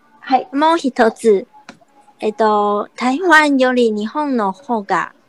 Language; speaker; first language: Japanese; non-native, learner; Chinese